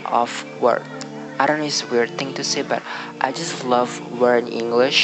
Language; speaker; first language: English; non-native, learner; Indonesian